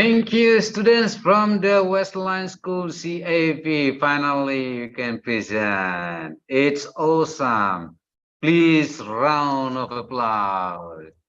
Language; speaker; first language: English; non-native, fluent; Indonesian